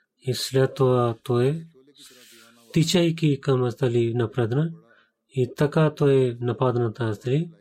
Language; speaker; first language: Bulgarian; non-native, learner; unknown